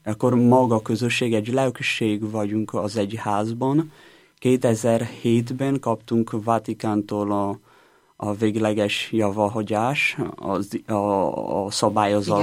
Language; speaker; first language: Hungarian; non-native, learner; Portuguese